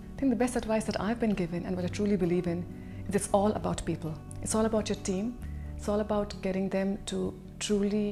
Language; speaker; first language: English; non-native, local second language; Hindi